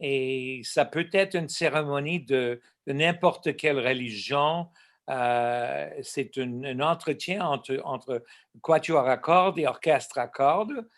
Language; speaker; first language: French; non-native, local second language; English